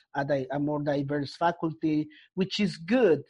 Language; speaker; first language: English; non-native, fluent; Spanish